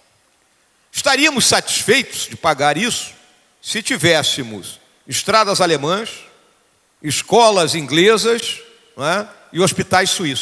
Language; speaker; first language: Portuguese; native; Portuguese